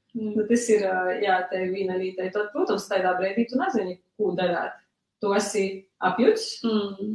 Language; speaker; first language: Latvian; early bilingual, other home language; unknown